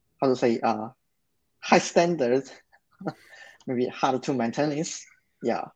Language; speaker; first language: English; non-native, learner; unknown